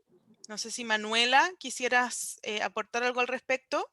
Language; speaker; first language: Spanish; native; Spanish